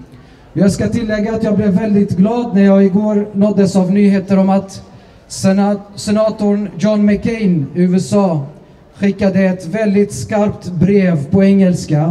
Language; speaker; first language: Swedish; early bilingual, other home language; Assyrian Neo-Aramaic